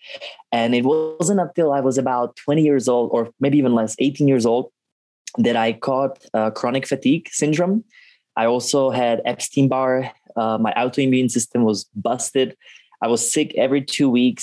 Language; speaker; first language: English; non-native, fluent; Czech